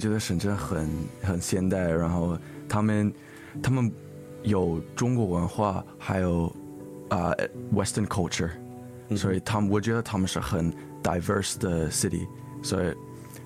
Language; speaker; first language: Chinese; early bilingual, heritage; English